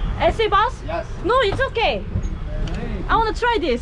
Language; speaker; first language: English; non-native, learner; Korean